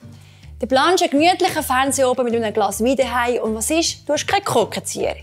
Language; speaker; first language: German; native; German